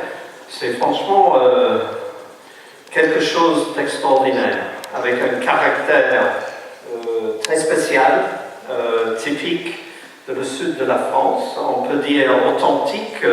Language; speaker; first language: French; non-native, fluent; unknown